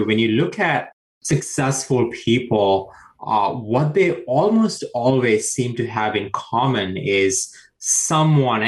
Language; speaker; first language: English; non-native, local second language; Sinhala